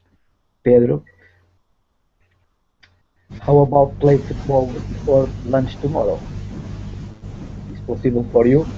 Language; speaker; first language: English; non-native, learner; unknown